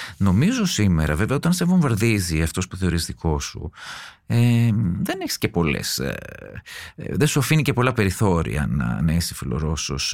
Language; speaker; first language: Greek; native; Greek